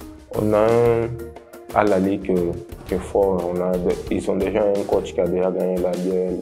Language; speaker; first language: French; non-native, fluent; Portuguese